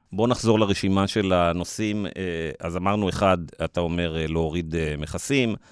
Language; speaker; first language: Hebrew; native; Hebrew